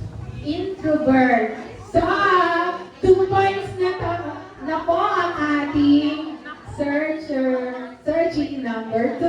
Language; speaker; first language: Filipino; native; Filipino